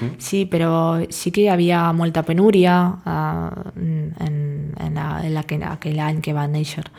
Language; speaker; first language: Catalan; non-native, fluent; Russian